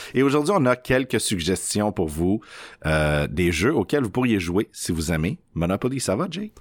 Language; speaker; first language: French; non-native, learner; English